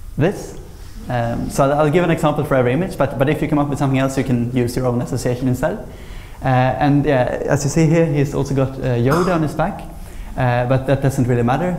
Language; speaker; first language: English; non-native, fluent; Swedish